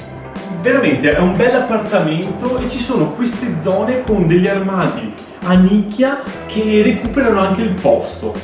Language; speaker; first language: Italian; native; Italian